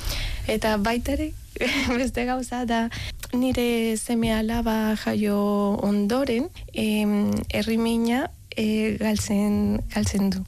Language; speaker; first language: Basque; non-native, learner; Spanish